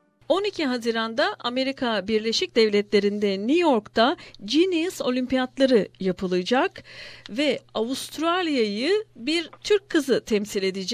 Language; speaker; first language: Turkish; native; Turkish